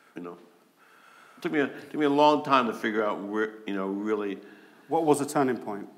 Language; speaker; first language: English; native; English